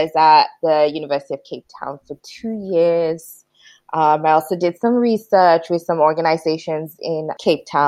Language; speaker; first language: English; non-native, local second language; Yoruba